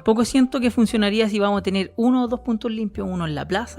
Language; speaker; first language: Spanish; native; Spanish